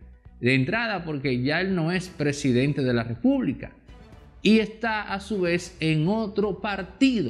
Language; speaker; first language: Spanish; native; Spanish